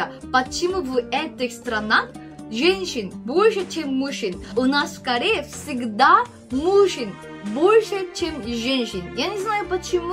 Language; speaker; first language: Russian; non-native, fluent; Korean